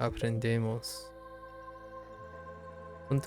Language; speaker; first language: Spanish; non-native, learner; English